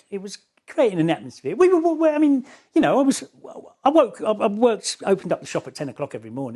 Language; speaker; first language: English; native; English